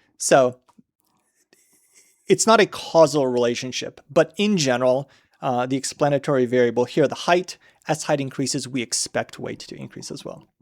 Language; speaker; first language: English; native; English